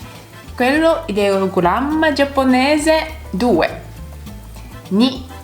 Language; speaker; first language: Italian; non-native, learner; Japanese